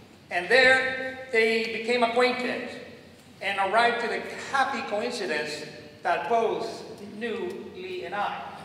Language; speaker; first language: English; non-native, fluent; Spanish